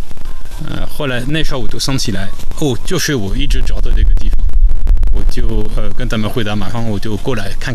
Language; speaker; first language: Chinese; non-native, fluent; French